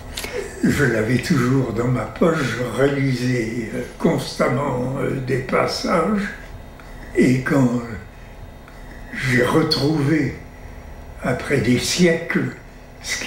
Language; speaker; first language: French; native; French